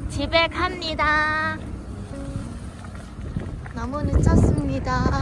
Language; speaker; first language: Korean; non-native, local second language; Vietnamese